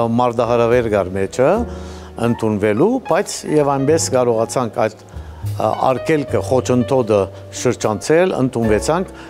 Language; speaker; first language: Armenian; early bilingual, heritage; Armenian